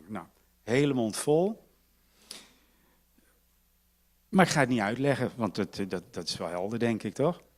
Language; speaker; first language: Dutch; native; Dutch